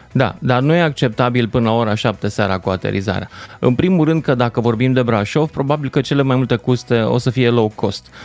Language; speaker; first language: Romanian; native; Romanian